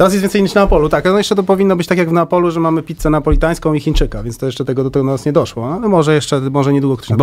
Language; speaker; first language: Polish; native; Polish